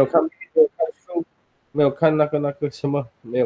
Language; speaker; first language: Chinese; non-native, learner; Indonesian